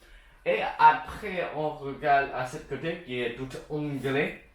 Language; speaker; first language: French; non-native, learner; Chinese